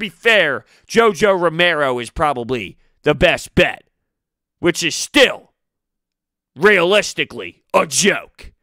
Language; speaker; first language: English; native; English